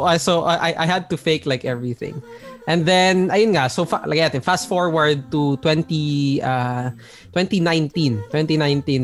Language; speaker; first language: English; non-native, local second language; Hiligaynon